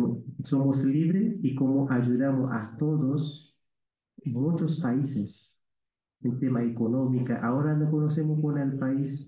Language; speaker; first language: Spanish; non-native, learner; Haitian Creole